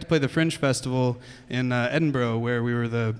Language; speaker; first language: English; native; English